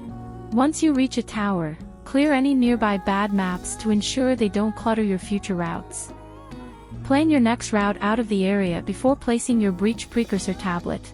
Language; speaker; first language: English; native; English